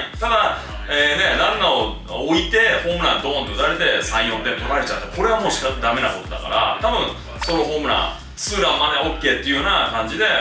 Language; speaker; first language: Japanese; native; Japanese